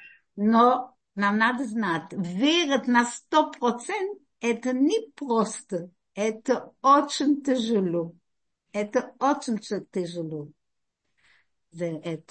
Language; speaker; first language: Russian; early bilingual, heritage; Russian